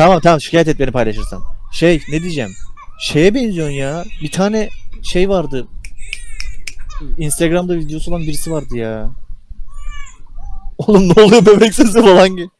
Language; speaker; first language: Turkish; native; Turkish